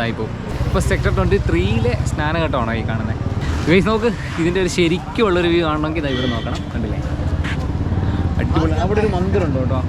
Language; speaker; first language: Malayalam; native; Malayalam